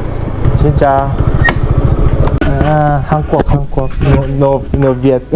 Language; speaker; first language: Vietnamese; non-native, learner; Korean